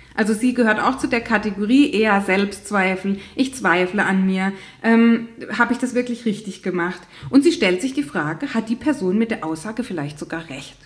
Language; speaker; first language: German; native; German